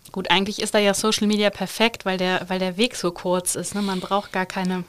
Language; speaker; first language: German; native; German